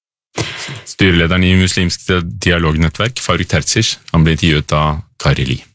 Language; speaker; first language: Norwegian; native; Norwegian